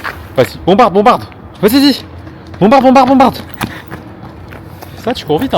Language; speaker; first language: French; native; French